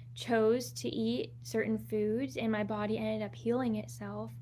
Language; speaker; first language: English; native; English